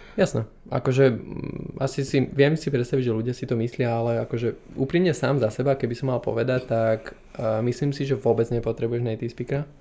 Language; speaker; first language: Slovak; native; Slovak